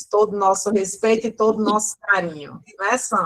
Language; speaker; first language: Portuguese; native; Portuguese